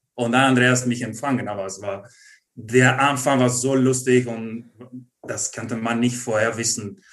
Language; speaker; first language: German; non-native, fluent; Italian